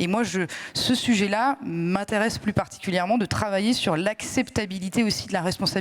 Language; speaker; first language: French; native; French